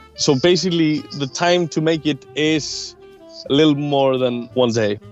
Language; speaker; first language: English; non-native, fluent; Icelandic